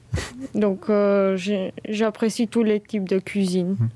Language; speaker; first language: French; non-native, fluent; Bulgarian